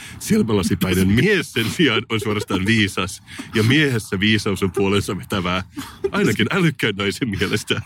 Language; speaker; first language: Finnish; native; Finnish